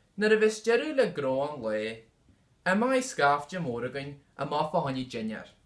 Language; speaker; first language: Irish; non-native, local second language; English